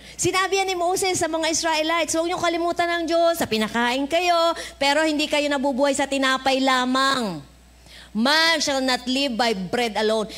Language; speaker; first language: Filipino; native; Filipino